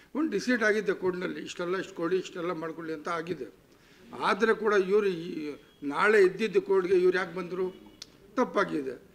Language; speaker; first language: Kannada; non-native, local second language; Urdu